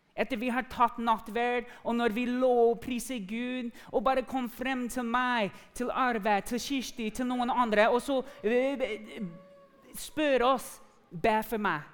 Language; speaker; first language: Norwegian; non-native, fluent; English